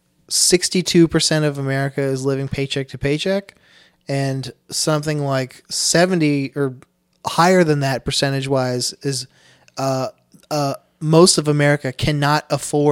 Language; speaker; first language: English; native; English